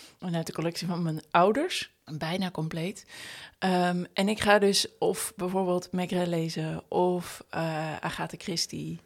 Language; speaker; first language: Dutch; native; Dutch